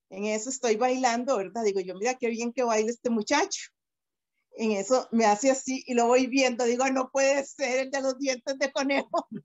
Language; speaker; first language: Spanish; native; Spanish